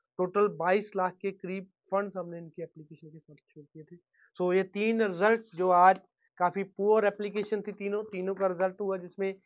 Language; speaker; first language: Hindi; non-native, local second language; Punjabi